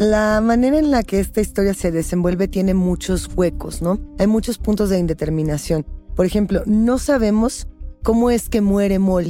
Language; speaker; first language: Spanish; native; Spanish